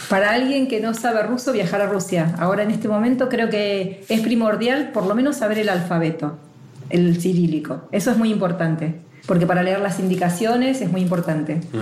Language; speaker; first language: Spanish; native; Spanish